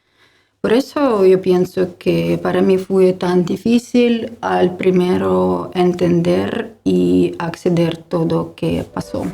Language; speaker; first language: Spanish; non-native, learner; Ukrainian